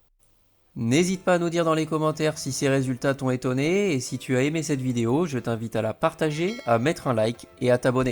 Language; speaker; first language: French; native; French